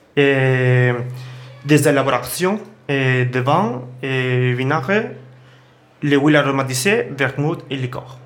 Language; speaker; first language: French; non-native, learner; Catalan